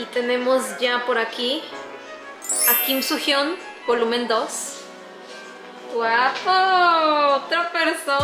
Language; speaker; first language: Spanish; native; Spanish